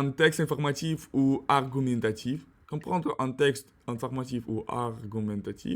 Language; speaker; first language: French; non-native, learner; Russian